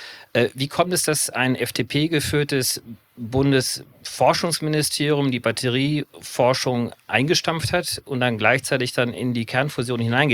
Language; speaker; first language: German; native; German